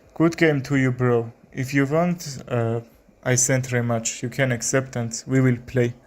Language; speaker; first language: English; non-native, learner; Armenian